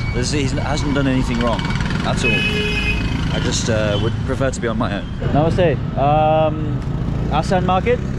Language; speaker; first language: English; native; English